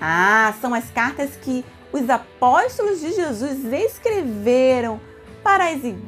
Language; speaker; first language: Portuguese; native; Portuguese